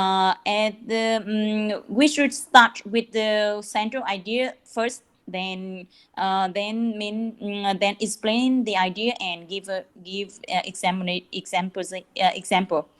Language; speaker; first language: English; non-native, learner; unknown